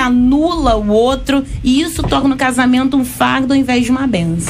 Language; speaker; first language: Portuguese; native; Portuguese